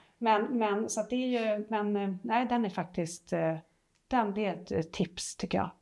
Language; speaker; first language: Swedish; native; Swedish